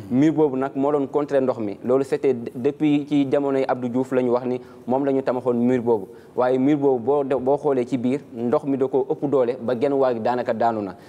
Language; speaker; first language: Wolof; native; Wolof